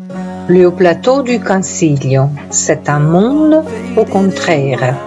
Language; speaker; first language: French; non-native, fluent; Italian